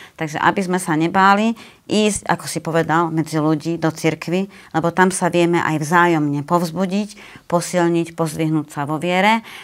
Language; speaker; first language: Slovak; native; Slovak